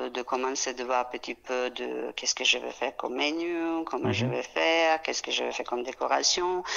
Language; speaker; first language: French; non-native, fluent; Serbian